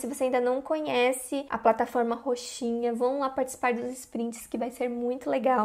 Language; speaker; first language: Portuguese; native; Portuguese